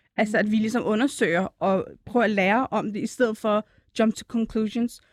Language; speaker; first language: Danish; early bilingual, other home language; Turkish